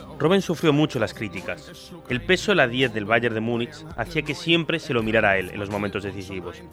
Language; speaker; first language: Spanish; native; Spanish